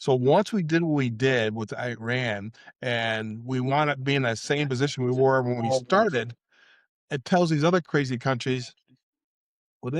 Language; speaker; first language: English; native; English